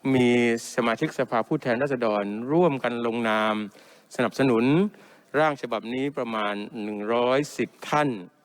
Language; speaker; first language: Thai; non-native, local second language; Pattani Malay